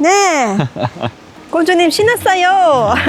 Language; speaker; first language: Korean; non-native, learner; Persian